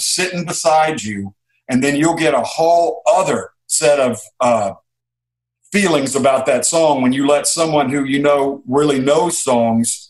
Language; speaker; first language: English; native; English